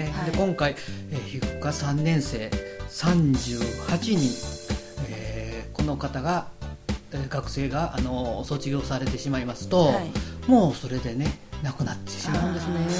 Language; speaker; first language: Japanese; native; Japanese